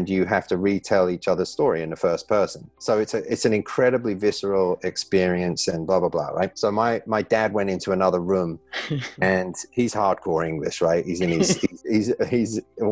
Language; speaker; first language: English; native; English